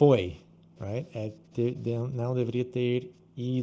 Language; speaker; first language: Portuguese; non-native, fluent; English